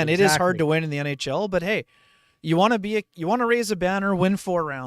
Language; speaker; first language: English; native; English